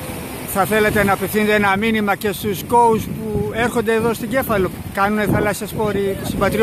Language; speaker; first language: Greek; native; Greek